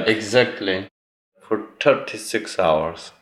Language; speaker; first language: English; non-native, learner; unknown